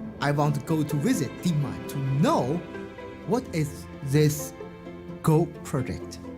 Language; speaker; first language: English; non-native, learner; Chinese